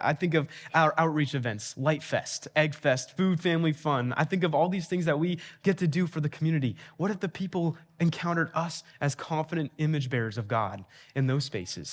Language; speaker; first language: English; native; English